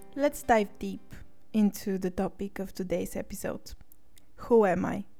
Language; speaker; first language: English; non-native, fluent; Bulgarian